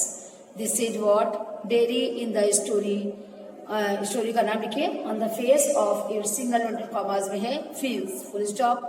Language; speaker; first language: English; non-native, local second language; Hindi